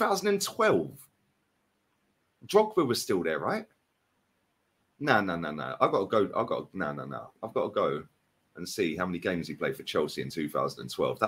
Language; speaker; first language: English; native; English